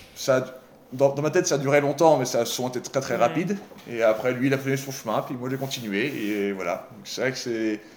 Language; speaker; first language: French; native; French